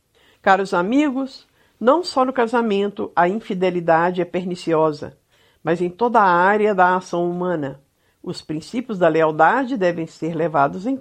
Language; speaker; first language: Portuguese; native; Portuguese